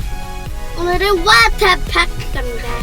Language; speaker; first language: Korean; native; Korean